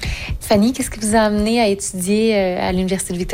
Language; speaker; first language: French; native; French